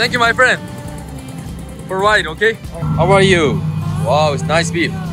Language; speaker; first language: English; non-native, learner; Korean